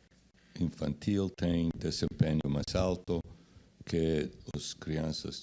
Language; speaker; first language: Portuguese; non-native, fluent; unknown